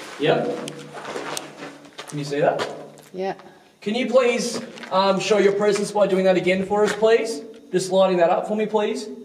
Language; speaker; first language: English; native; English